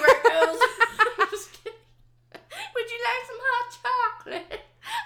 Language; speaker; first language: English; native; English